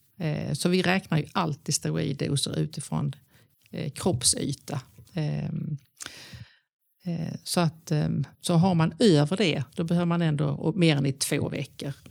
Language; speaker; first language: Swedish; native; Swedish